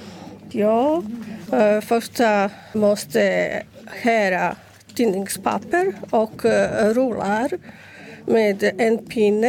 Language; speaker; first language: Swedish; non-native, learner; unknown